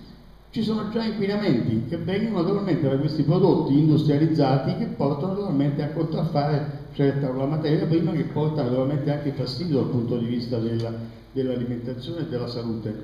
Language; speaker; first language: Italian; native; Italian